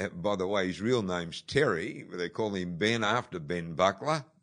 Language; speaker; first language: English; native; English